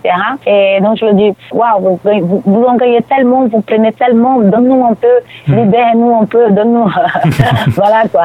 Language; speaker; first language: French; non-native, fluent; Portuguese